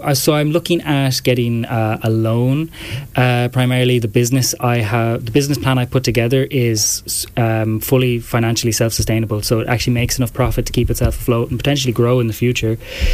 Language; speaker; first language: English; native; English